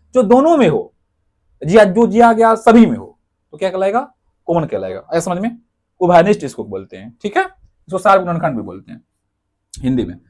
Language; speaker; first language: Hindi; native; Hindi